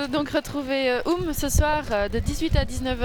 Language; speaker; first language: French; native; French